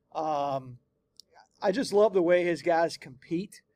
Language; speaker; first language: English; native; English